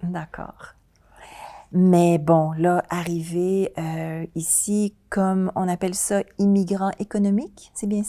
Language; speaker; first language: French; native; French